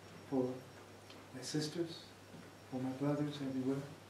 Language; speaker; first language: English; early bilingual, other home language; Spanish